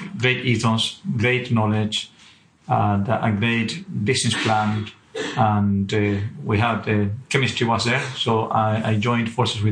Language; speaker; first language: English; non-native, fluent; Spanish